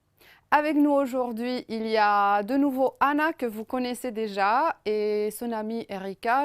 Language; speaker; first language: French; non-native, fluent; Romanian